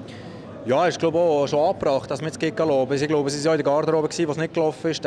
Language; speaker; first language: German; native; German